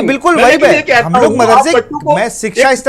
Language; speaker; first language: Hindi; native; Hindi